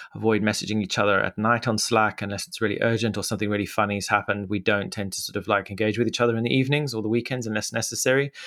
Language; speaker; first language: English; native; English